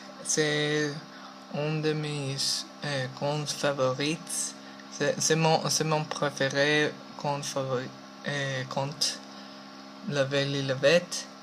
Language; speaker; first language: French; non-native, learner; Spanish